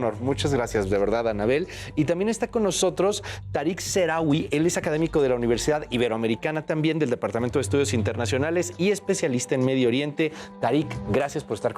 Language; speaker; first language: Spanish; native; Spanish